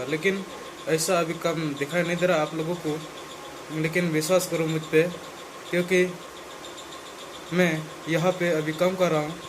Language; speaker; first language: Hindi; non-native, local second language; Santali